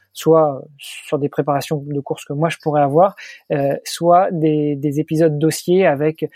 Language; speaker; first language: French; native; French